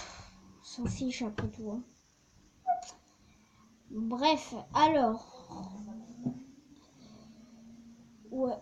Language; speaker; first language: French; native; French